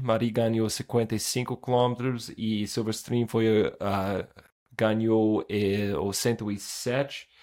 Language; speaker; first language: Portuguese; non-native, fluent; English